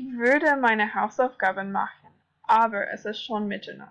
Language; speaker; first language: German; non-native, fluent; English